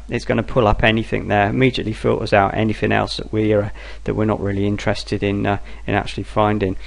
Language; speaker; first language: English; native; English